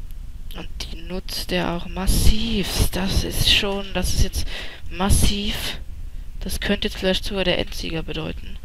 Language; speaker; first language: German; native; German